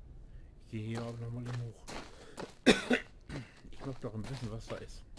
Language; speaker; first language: German; native; German